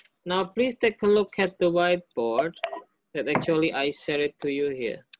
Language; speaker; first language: English; non-native, fluent; Indonesian